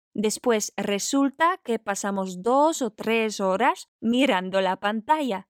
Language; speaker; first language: Spanish; non-native, fluent; Polish